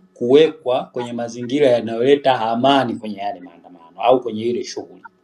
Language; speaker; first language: Swahili; native; Swahili